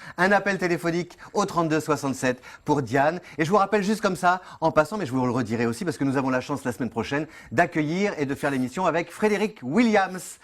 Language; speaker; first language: French; native; French